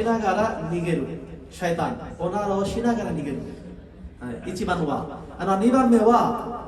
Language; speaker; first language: Japanese; non-native, learner; Bangla